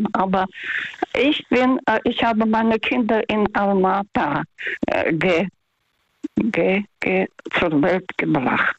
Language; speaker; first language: German; non-native, fluent; Russian